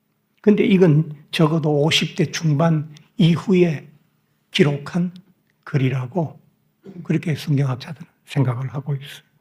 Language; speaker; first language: Korean; native; Korean